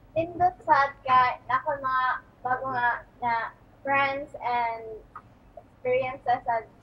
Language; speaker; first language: Cebuano; native; Cebuano